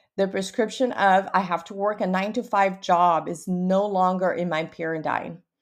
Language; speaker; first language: English; early bilingual, other home language; Portuguese